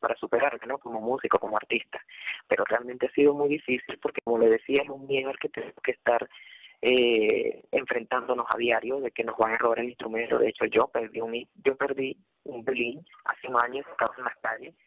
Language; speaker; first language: Spanish; native; Spanish